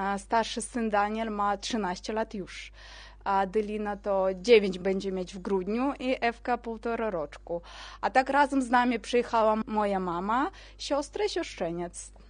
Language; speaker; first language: Polish; non-native, fluent; Russian